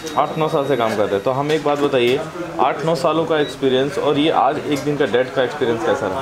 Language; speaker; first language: Hindi; native; Hindi